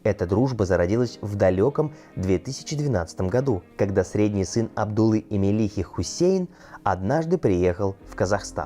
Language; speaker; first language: Russian; native; Russian